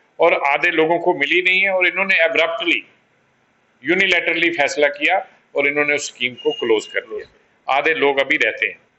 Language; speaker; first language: Hindi; non-native, local second language; Pahari-Potwari